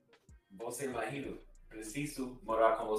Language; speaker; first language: Portuguese; non-native, learner; English